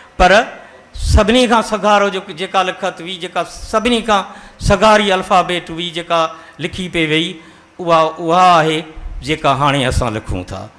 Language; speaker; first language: Sindhi; native; Sindhi